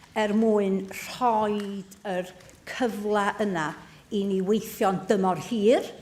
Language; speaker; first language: Welsh; native; Welsh